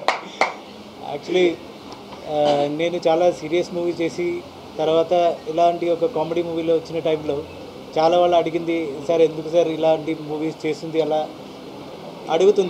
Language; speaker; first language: Telugu; non-native, fluent; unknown